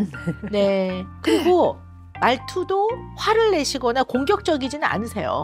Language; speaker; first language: Korean; native; Korean